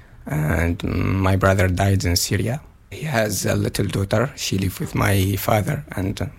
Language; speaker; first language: English; non-native, learner; Arabic